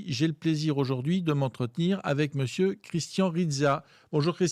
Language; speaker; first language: French; native; French